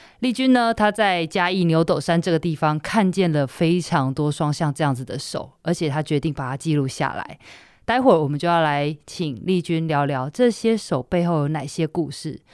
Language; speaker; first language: Chinese; native; Chinese